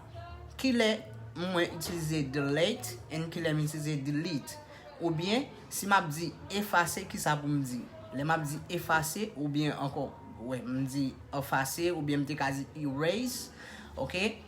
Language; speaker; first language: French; non-native, local second language; Haitian Creole